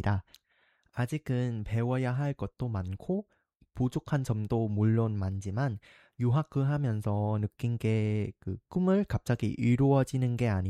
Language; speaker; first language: Korean; non-native, fluent; Vietnamese